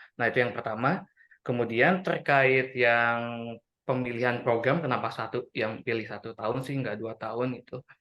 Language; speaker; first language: Indonesian; native; Indonesian